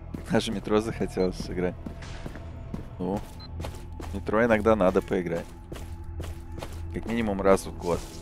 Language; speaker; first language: Russian; early bilingual, heritage; Russian